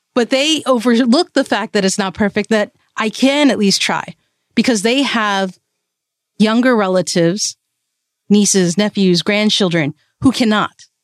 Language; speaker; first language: English; early bilingual, other home language; Malayalam